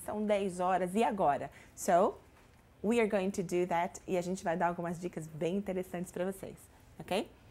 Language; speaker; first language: Portuguese; native; Portuguese